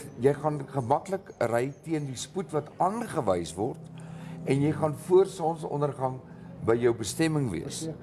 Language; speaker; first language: Afrikaans; native; Afrikaans